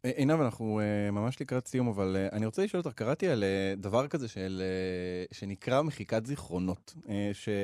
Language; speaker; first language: Hebrew; native; Hebrew